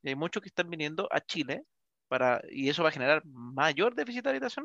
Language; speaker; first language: Spanish; native; Spanish